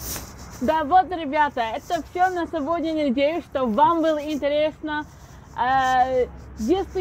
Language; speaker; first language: Russian; non-native, fluent; English